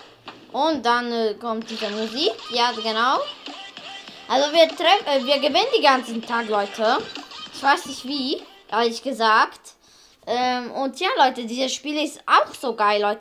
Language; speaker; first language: German; early bilingual, other home language; Hungarian